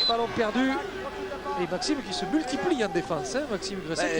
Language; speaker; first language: French; native; French